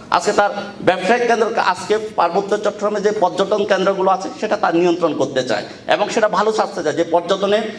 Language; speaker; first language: Bangla; non-native, local second language; Chakma